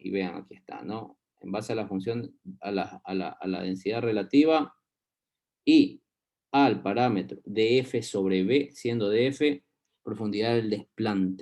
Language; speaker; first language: Spanish; native; Spanish